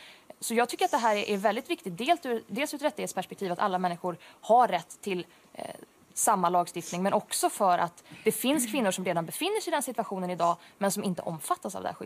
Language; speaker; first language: Swedish; native; Swedish